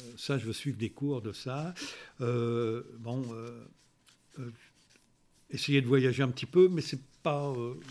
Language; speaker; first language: French; native; French